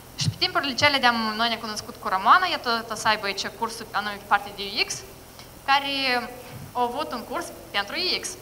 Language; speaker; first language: Romanian; non-native, local second language; Russian